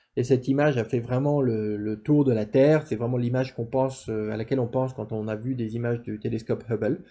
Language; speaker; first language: French; native; French